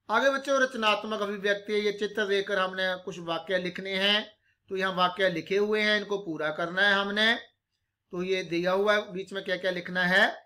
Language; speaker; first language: Hindi; non-native, local second language; Punjabi